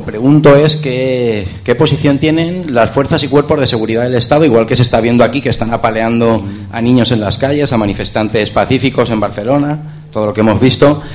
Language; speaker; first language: Spanish; native; Spanish